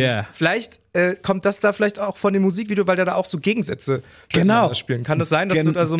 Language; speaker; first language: German; native; German